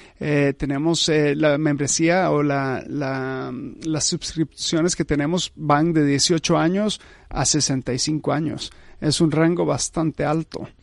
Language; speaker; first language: Spanish; early bilingual, heritage; Spanish